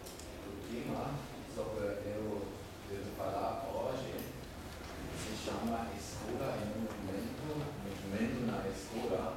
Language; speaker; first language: Portuguese; non-native, fluent; German